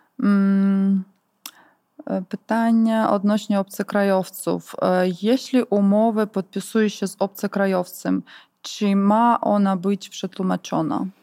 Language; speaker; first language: Polish; non-native, fluent; Ukrainian